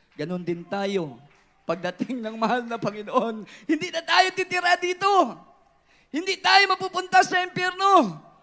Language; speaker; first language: Filipino; non-native, local second language; Cebuano